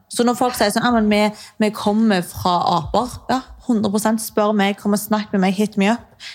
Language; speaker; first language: Norwegian; early bilingual, other home language; Arabic